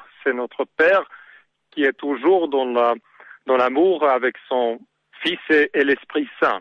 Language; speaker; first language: French; non-native, learner; Serbian